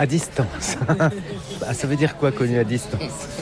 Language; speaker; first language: French; native; French